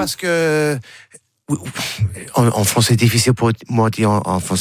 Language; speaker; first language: French; non-native, learner; English